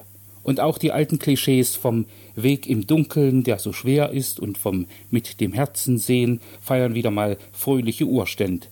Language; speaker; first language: German; native; German